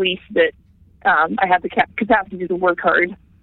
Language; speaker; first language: English; native; English